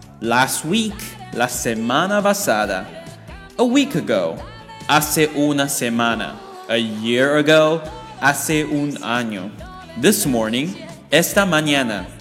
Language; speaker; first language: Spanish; non-native, fluent; Chinese